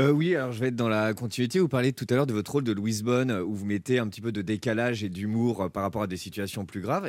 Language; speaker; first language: French; native; French